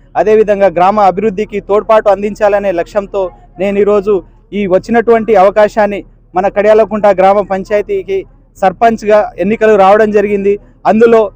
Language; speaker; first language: Telugu; native; Telugu